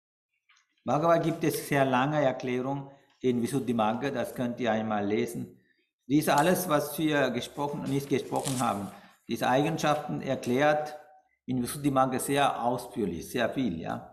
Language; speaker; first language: German; non-native, learner; Sinhala